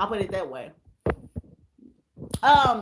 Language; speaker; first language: English; native; English